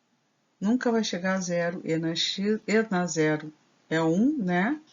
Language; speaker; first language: Portuguese; native; Portuguese